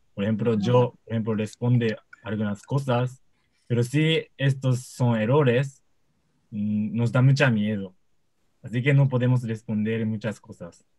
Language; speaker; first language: Spanish; non-native, learner; Japanese